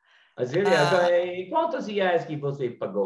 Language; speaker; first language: Portuguese; non-native, learner; English